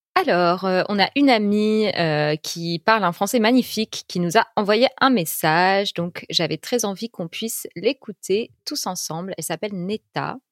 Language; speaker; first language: French; native; French